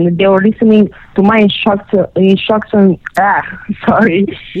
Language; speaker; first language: English; non-native, fluent; Romanian